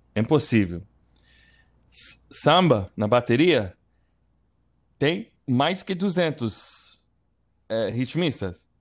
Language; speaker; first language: Portuguese; non-native, learner; English